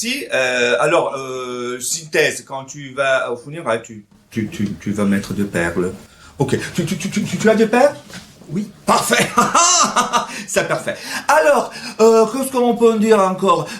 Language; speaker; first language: French; non-native, fluent; Italian